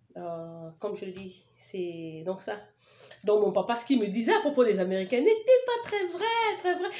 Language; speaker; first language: French; non-native, local second language; Lingala